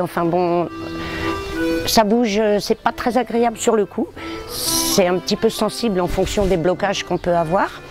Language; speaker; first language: French; native; French